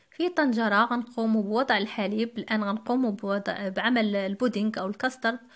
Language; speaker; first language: Arabic; native; Arabic